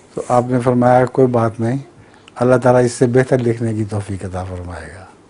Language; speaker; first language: Urdu; native; Urdu